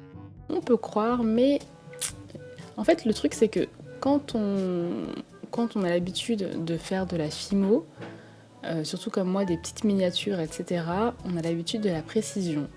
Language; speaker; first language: French; native; French